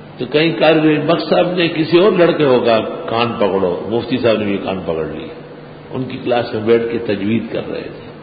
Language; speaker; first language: Urdu; non-native, local second language; Pashto